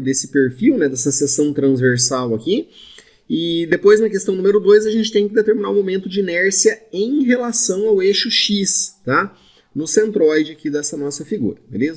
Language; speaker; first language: Portuguese; native; Portuguese